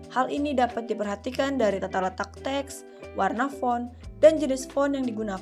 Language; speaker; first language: Indonesian; native; Indonesian